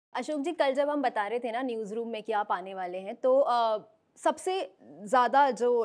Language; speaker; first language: Hindi; native; Hindi